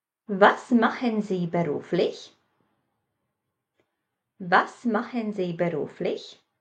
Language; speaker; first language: German; non-native, fluent; Latvian